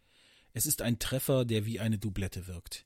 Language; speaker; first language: German; native; German